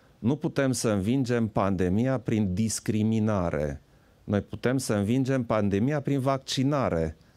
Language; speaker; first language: Romanian; non-native, local second language; German